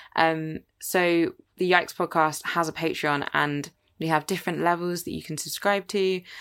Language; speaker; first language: English; native; English